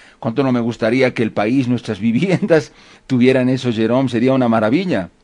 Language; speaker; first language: Spanish; native; Spanish